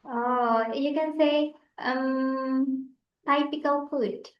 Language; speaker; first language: English; non-native, fluent; Indonesian